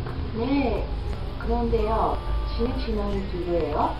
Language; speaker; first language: Korean; non-native, learner; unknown